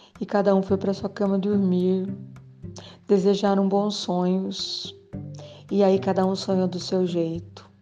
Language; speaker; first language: Portuguese; native; Portuguese